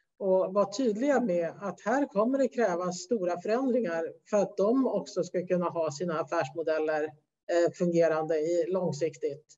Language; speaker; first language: Swedish; native; Swedish